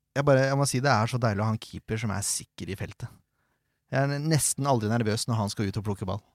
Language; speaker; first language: Norwegian; native; Norwegian